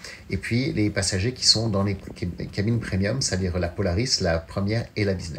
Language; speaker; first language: French; native; French